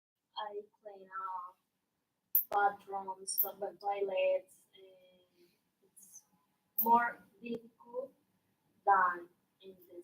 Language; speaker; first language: English; non-native, learner; Spanish